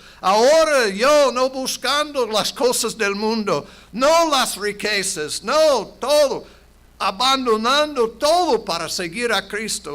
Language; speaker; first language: Spanish; non-native, fluent; English